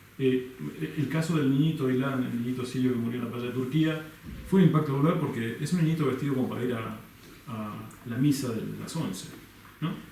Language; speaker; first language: Spanish; native; Spanish